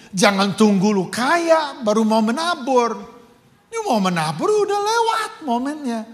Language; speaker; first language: Indonesian; non-native, fluent; English